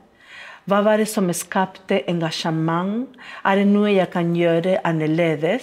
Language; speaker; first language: Norwegian; non-native, fluent; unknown